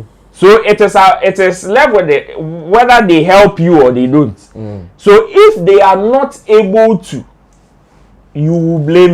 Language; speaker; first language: English; non-native, local second language; Akan